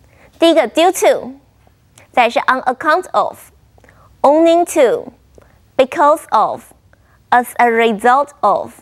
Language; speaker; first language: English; non-native, fluent; Chinese